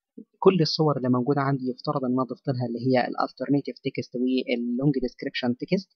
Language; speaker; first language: Arabic; native; Arabic